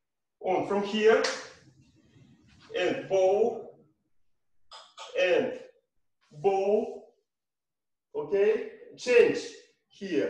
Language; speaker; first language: English; non-native, learner; Russian